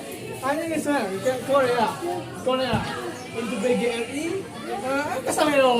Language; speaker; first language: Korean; non-native, learner; Indonesian